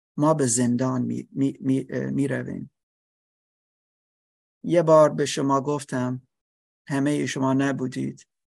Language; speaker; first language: Persian; non-native, learner; English